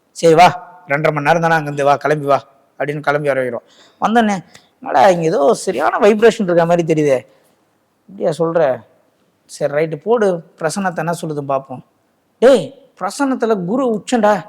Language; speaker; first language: Tamil; native; Tamil